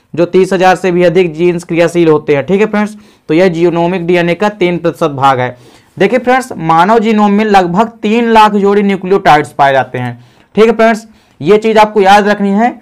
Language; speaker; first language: Hindi; native; Hindi